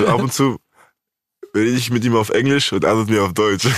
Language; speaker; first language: German; native; German